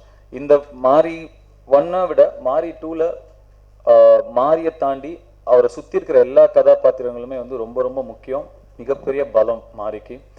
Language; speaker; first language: Tamil; native; Tamil